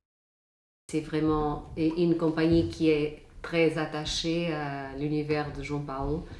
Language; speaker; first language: French; non-native, fluent; Portuguese